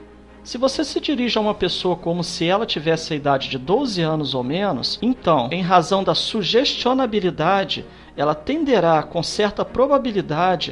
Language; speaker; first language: Portuguese; native; Portuguese